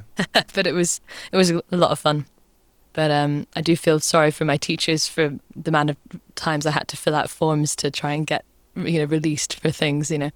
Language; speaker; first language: English; native; English